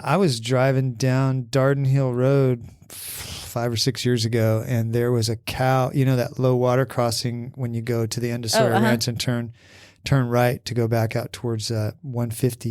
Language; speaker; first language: English; native; English